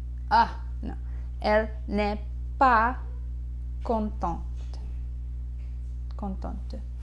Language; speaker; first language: French; non-native, learner; English